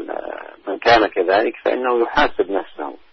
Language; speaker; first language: Arabic; native; Arabic